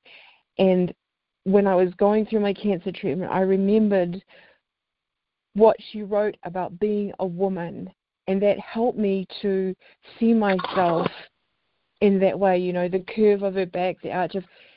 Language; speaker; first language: English; native; English